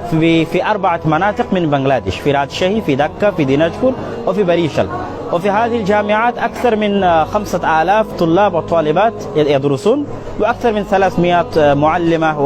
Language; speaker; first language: Arabic; non-native, fluent; Bangla